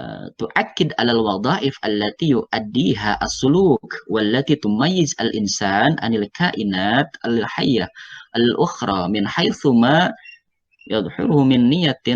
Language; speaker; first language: Arabic; non-native, fluent; Indonesian